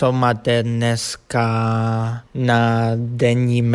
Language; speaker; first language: Czech; non-native, learner; Spanish